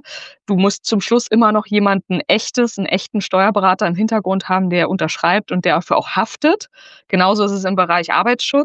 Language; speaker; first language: German; native; German